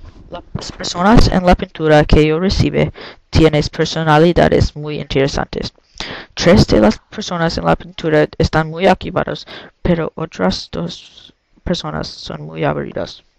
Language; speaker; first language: Spanish; non-native, learner; English